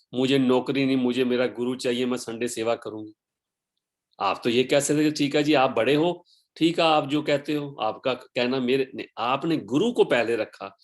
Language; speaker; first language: Hindi; non-native, local second language; Punjabi